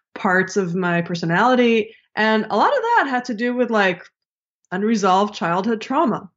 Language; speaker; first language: English; early bilingual, other home language; Hebrew